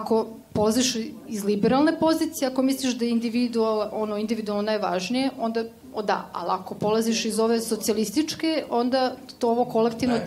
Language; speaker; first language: Serbian; native; Serbian